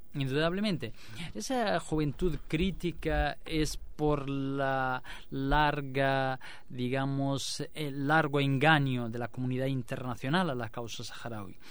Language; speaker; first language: Spanish; non-native, local second language; Arabic